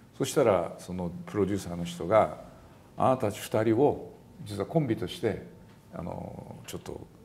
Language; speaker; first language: Japanese; native; Japanese